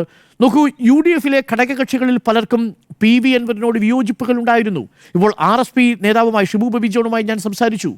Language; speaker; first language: Malayalam; native; Malayalam